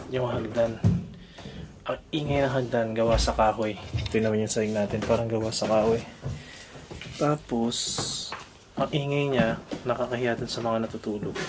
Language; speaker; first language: Filipino; native; Filipino